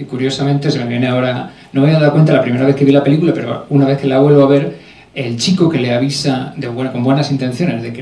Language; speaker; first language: Spanish; native; Spanish